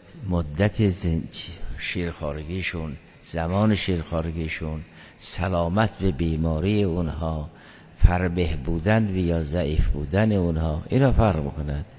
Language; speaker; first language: Persian; native; Persian